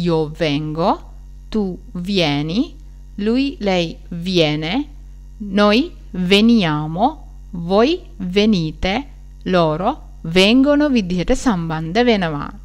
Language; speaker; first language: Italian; non-native, fluent; Sinhala